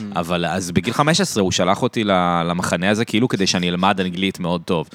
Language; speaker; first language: Hebrew; native; Hebrew